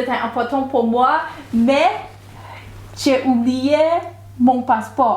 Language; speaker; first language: French; non-native, learner; Thai